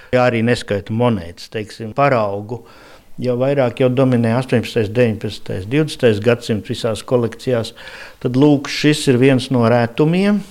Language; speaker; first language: Latvian; native; Latvian